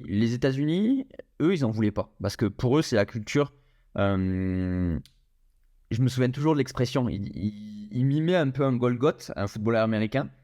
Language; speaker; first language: French; native; French